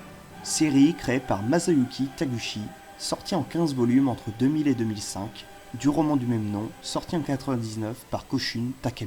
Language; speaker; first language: French; native; French